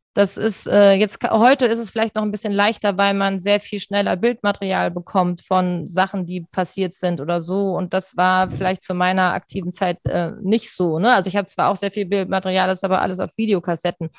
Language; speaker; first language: German; native; German